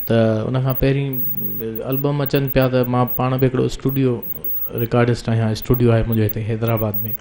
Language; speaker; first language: Sindhi; native; Sindhi